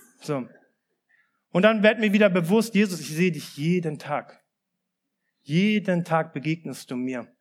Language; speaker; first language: German; early bilingual, other home language; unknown